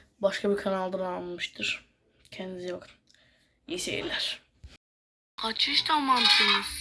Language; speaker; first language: Turkish; native; Turkish